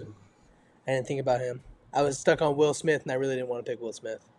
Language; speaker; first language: English; native; English